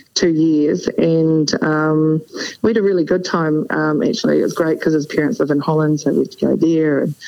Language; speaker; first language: English; native; English